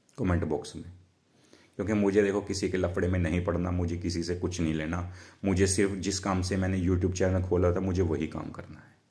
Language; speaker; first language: Hindi; native; Hindi